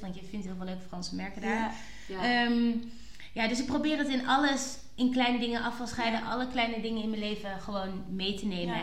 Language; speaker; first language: Dutch; native; Dutch